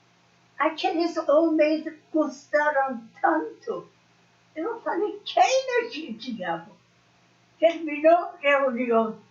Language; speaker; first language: Portuguese; non-native, learner; Persian